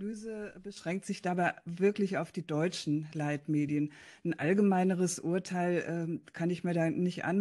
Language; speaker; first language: German; native; German